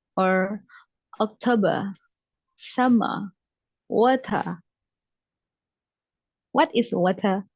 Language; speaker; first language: English; non-native, fluent; Javanese